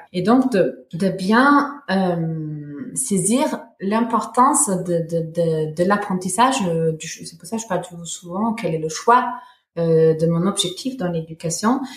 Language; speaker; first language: French; non-native, fluent; German